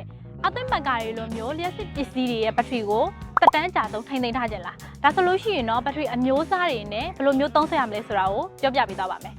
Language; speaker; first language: Burmese; native; Burmese